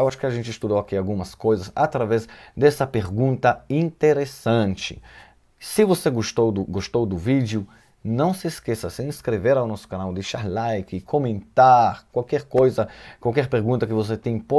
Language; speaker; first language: Portuguese; non-native, fluent; Hebrew